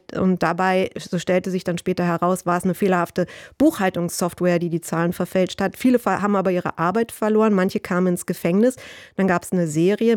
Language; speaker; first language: German; native; German